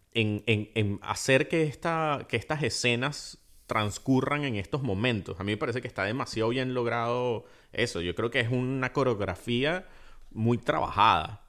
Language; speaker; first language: Spanish; native; Spanish